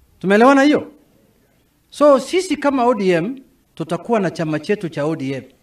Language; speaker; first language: Swahili; non-native, local second language; Somali